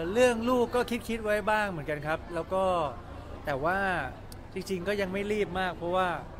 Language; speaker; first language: Thai; native; Thai